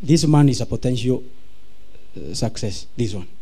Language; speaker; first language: English; non-native, local second language; Swahili